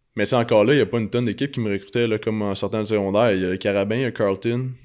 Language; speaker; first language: French; native; French